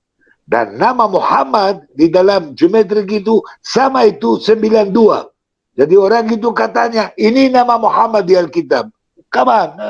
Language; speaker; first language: Indonesian; non-native, fluent; Hebrew